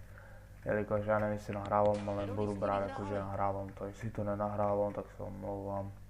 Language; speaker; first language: Czech; native; Czech